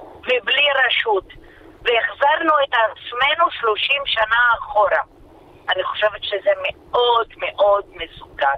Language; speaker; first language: Hebrew; non-native, local second language; Arabic